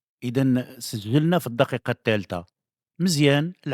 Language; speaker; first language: Arabic; native; Arabic